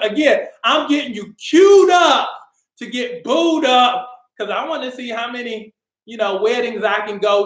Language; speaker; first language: English; native; English